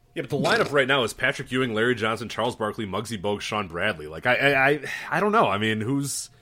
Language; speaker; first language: English; native; English